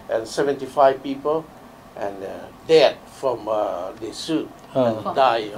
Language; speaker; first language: English; non-native, learner; Lao